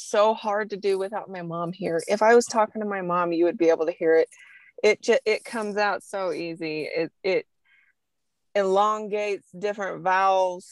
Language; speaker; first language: English; native; English